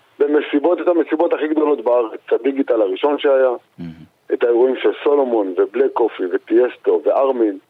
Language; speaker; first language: Hebrew; native; Hebrew